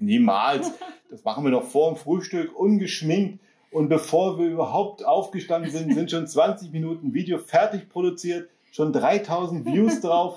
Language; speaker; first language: German; native; German